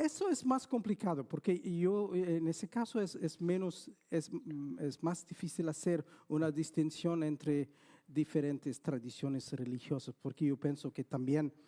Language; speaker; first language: Spanish; non-native, fluent; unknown